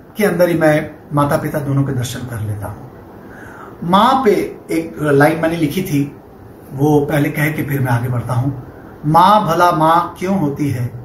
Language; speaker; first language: Hindi; non-native, local second language; Bangla